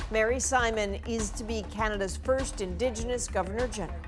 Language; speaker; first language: English; native; English